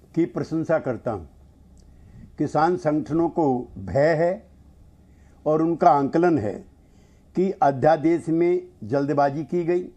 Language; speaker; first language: Hindi; native; Hindi